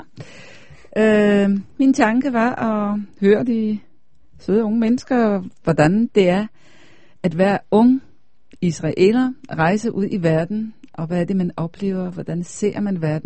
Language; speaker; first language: Danish; non-native, fluent; Polish